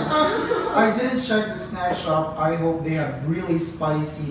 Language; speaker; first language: English; non-native, local second language; Hiligaynon